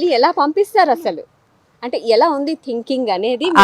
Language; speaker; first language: Telugu; native; Telugu